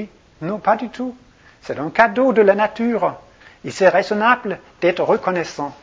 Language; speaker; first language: French; non-native, fluent; Danish